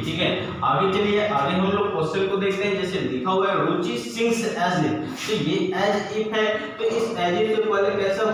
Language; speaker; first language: Hindi; native; Hindi